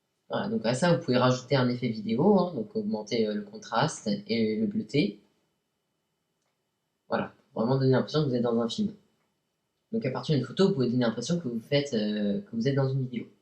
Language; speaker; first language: French; native; French